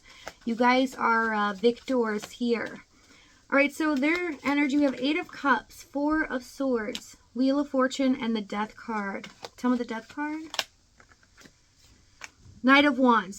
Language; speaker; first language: English; native; English